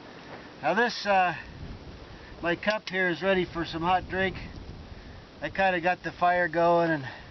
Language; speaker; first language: English; native; English